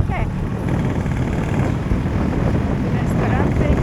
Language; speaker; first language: Spanish; non-native, learner; English